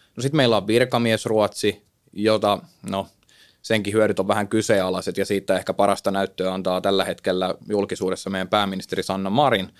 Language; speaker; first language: Finnish; native; Finnish